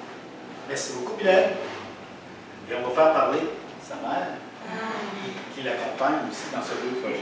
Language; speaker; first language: French; native; French